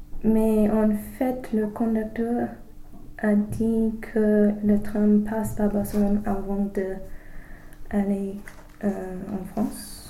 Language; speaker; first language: French; non-native, learner; English